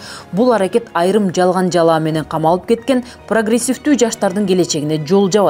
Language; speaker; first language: Kyrgyz; native; Kyrgyz